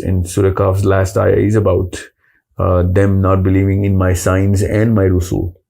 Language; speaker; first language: English; non-native, local second language; Urdu